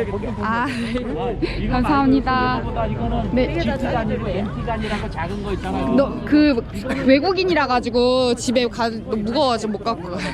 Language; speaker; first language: Korean; non-native, fluent; Chinese